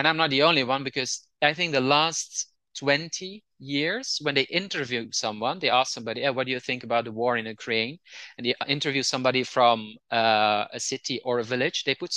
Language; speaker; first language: English; non-native, fluent; Dutch